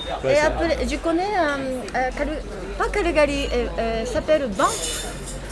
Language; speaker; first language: French; non-native, learner; Japanese